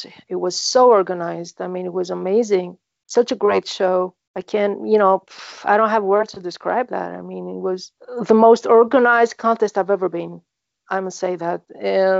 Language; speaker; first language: English; non-native, fluent; Greek